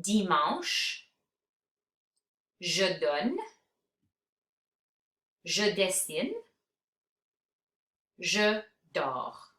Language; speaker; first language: French; non-native, fluent; English